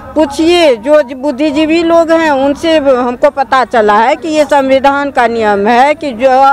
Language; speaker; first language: Hindi; native; Hindi